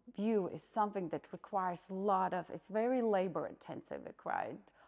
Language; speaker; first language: English; non-native, fluent; Latvian